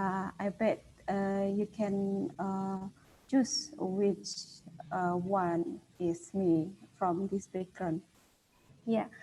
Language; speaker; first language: English; non-native, fluent; Indonesian